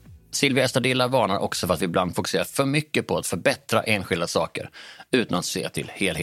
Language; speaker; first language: Swedish; native; Swedish